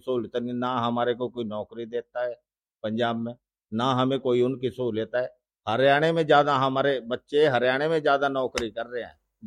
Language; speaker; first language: Hindi; native; Hindi